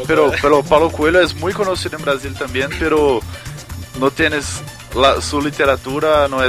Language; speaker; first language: Spanish; non-native, learner; Portuguese